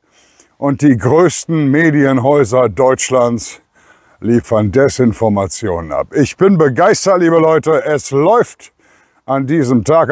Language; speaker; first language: German; native; German